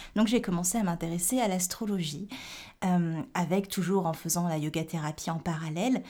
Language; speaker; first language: French; native; French